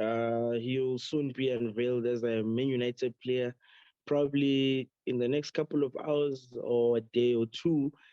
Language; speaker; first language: English; non-native, local second language; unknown